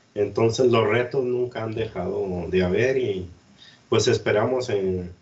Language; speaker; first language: Spanish; native; Spanish